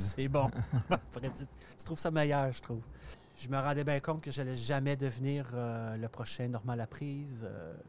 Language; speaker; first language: French; native; French